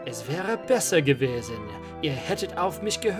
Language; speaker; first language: German; non-native, learner; English